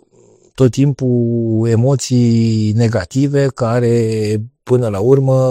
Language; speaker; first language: Romanian; native; Romanian